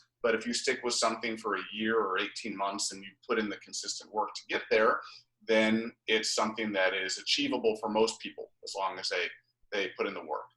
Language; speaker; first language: English; native; English